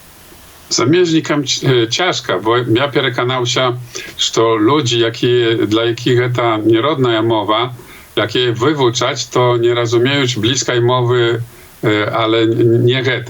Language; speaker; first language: Polish; non-native, local second language; Belarusian